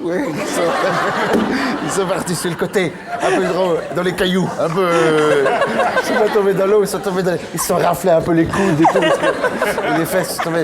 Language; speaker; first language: French; native; French